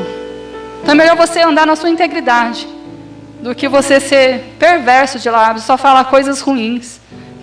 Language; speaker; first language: Portuguese; native; Portuguese